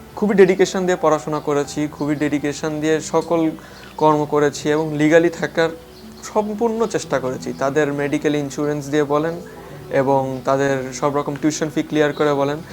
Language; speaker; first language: Bangla; native; Bangla